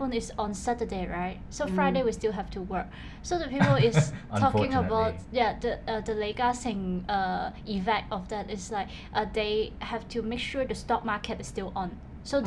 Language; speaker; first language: English; non-native, local second language; Cantonese